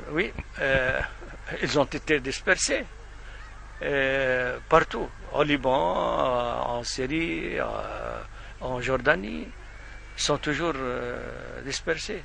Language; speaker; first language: French; non-native, fluent; Arabic